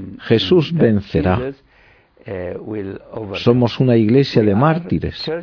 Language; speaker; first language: Spanish; non-native, fluent; Arabic